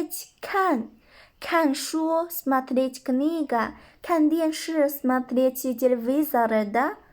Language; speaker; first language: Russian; non-native, local second language; Kyrgyz